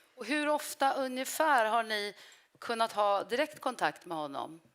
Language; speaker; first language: Swedish; native; Swedish